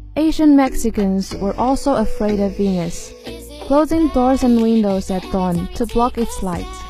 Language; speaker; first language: English; non-native, fluent; Chinese